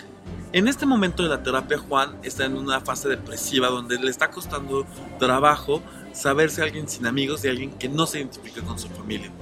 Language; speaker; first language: Spanish; native; Spanish